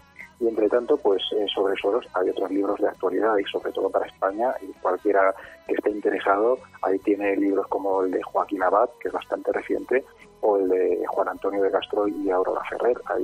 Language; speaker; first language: Spanish; native; Spanish